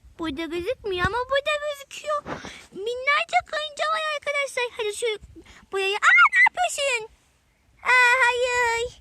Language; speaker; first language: Turkish; native; Turkish